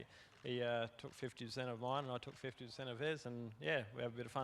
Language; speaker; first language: English; native; English